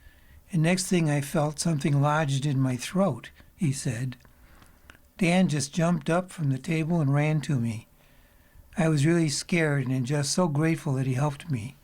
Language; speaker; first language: English; native; English